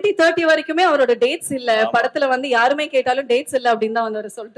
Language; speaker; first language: Tamil; native; Tamil